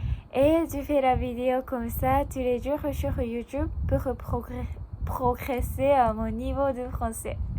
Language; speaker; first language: French; non-native, learner; Japanese